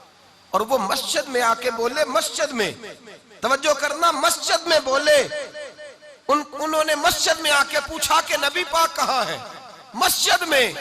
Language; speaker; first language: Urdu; non-native, local second language; Punjabi